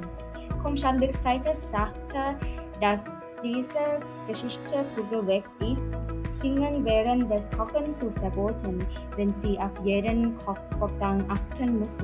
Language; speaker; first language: German; non-native, learner; Thai